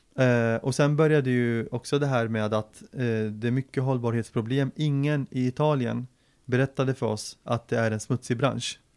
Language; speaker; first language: Swedish; early bilingual, other home language; Arabic